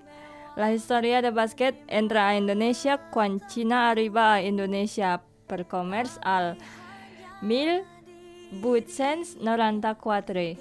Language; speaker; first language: Catalan; non-native, learner; Indonesian